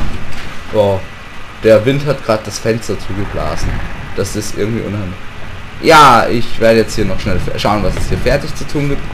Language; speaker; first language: German; native; German